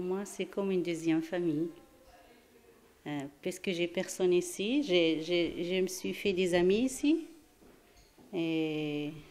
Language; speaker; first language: French; non-native, fluent; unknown